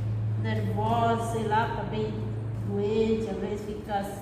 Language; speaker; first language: Portuguese; non-native, local second language; Guarani